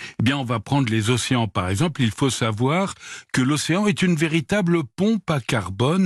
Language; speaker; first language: French; native; French